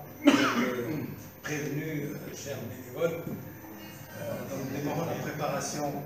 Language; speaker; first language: French; non-native, local second language; Arabic